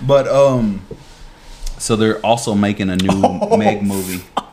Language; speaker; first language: English; native; English